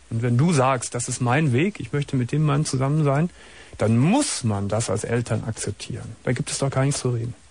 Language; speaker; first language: German; native; German